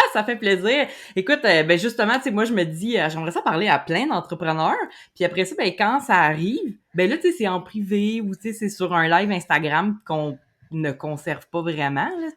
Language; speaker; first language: French; native; French